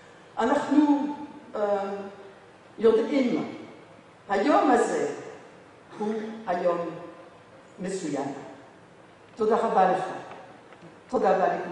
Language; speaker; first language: Hebrew; non-native, learner; French